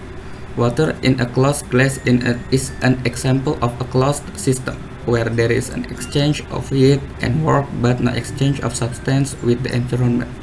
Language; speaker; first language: English; non-native, learner; Indonesian